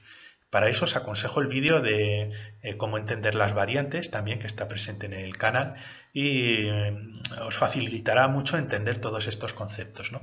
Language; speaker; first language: Spanish; native; Spanish